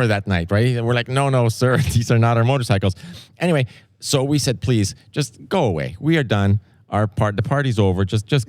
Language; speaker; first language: English; native; English